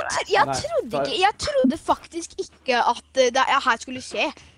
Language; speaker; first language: Norwegian; native; Norwegian